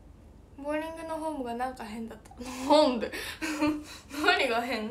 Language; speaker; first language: Japanese; native; Japanese